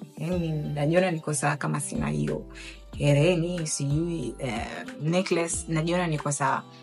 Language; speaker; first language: Swahili; native; Swahili